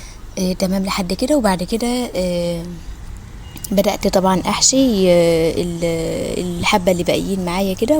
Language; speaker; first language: Arabic; native; Arabic